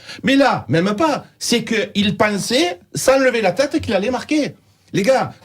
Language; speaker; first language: French; native; French